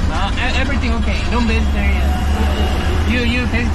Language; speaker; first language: English; non-native, learner; Korean